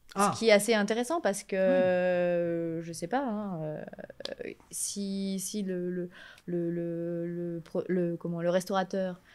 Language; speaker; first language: French; native; French